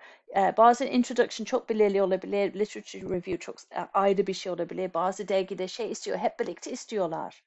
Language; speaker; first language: Turkish; non-native, fluent; English